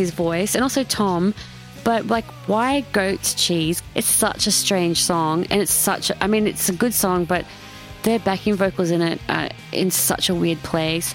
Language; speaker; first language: English; native; English